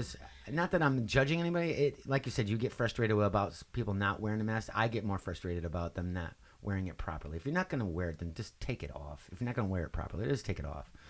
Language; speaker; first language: English; native; English